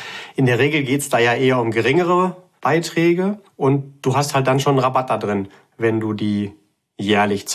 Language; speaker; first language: German; native; German